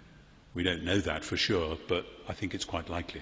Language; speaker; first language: English; native; English